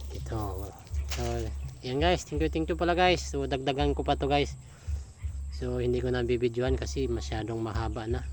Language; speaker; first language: Filipino; non-native, local second language; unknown